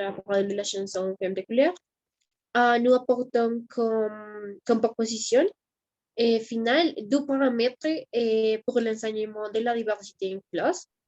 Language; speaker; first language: French; non-native, learner; Spanish